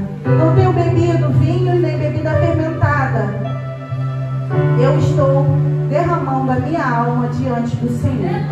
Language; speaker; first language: Portuguese; native; Portuguese